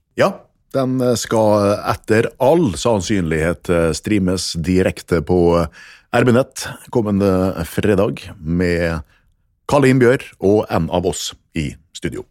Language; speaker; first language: Norwegian; native; Norwegian